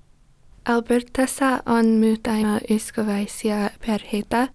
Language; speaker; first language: Finnish; non-native, learner; English